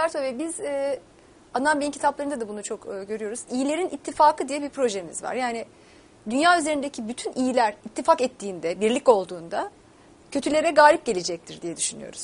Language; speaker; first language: Turkish; native; Turkish